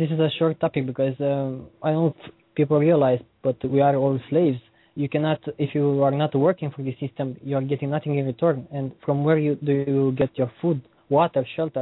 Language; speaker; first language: English; non-native, learner; Romanian